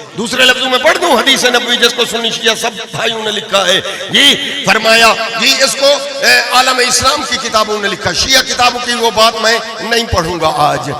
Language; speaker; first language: Urdu; non-native, local second language; Punjabi